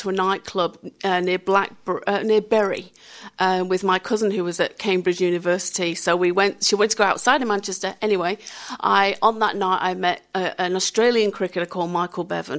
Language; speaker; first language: English; native; English